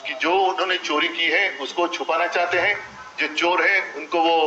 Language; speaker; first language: Hindi; non-native, local second language; Marathi